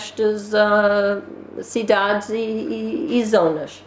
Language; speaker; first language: Portuguese; non-native, learner; English